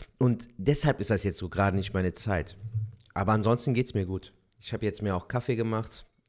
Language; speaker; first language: German; early bilingual, other home language; Turkish